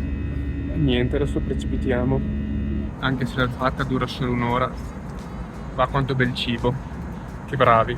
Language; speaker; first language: Italian; native; Italian